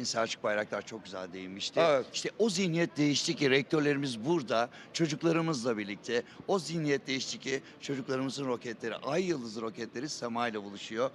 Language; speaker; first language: Turkish; native; Turkish